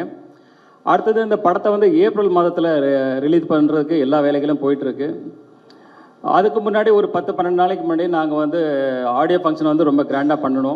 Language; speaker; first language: Tamil; native; Tamil